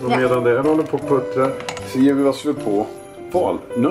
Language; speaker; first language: Swedish; native; Swedish